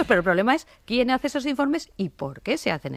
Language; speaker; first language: Spanish; native; Spanish